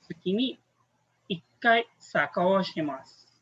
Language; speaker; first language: Japanese; non-native, fluent; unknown